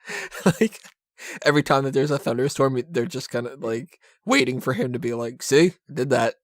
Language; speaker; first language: English; native; English